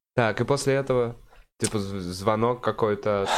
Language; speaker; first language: Russian; non-native, fluent; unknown